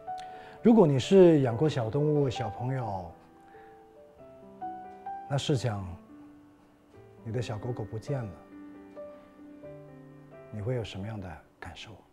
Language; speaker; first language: Chinese; native; Chinese